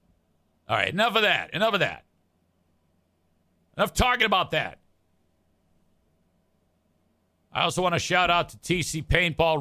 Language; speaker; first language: English; native; English